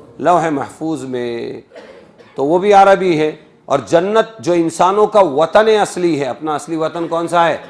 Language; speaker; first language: Urdu; native; Urdu